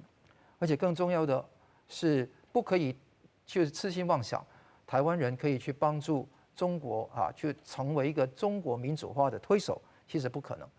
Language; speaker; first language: Chinese; non-native, local second language; Cantonese